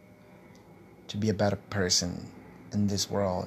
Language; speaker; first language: English; non-native, learner; Portuguese